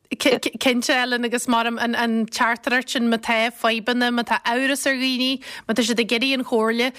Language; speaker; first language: Irish; native; Irish